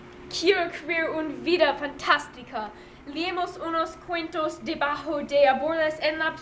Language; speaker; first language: Spanish; non-native, learner; English